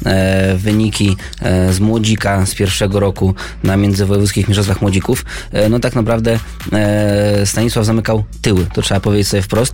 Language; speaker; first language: Polish; native; Polish